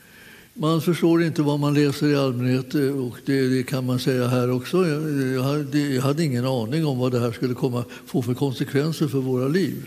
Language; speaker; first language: Swedish; native; Swedish